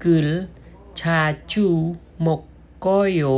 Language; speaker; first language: Korean; non-native, learner; Khmer